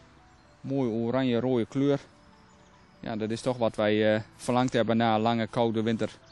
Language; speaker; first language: Dutch; native; Dutch